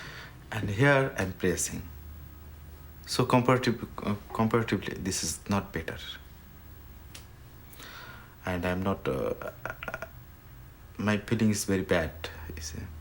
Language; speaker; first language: English; non-native, learner; Bangla